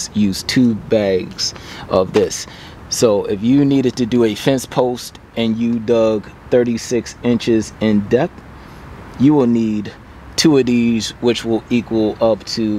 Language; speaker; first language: English; native; English